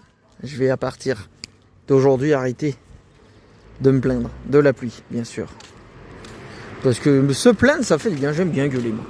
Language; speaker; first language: French; native; French